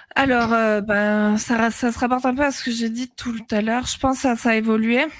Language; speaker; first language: French; native; French